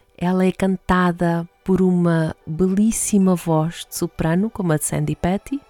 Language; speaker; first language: Portuguese; native; Portuguese